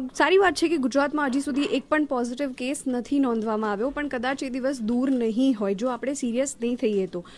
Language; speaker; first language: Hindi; non-native, local second language; Gujarati